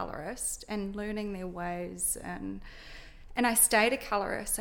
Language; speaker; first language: English; native; English